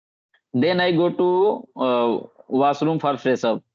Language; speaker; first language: English; non-native, learner; Hindi